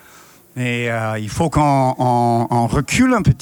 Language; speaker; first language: French; non-native, fluent; English